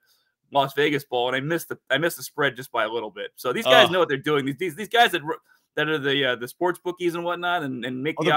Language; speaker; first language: English; native; English